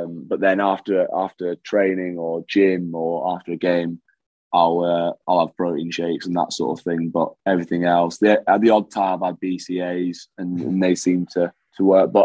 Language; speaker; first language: English; native; English